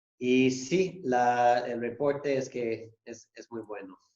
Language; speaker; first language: Spanish; non-native, fluent; English